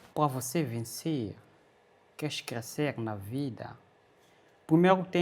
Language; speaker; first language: Portuguese; non-native, fluent; French